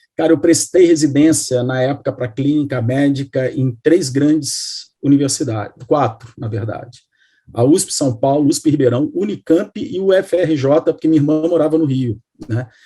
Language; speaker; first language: Portuguese; native; Portuguese